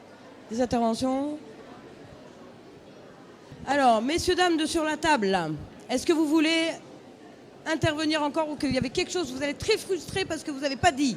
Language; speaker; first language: French; native; French